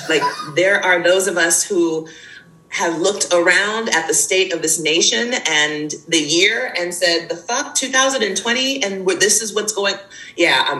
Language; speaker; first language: English; native; English